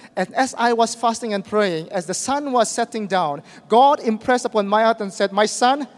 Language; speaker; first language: English; non-native, fluent; Burmese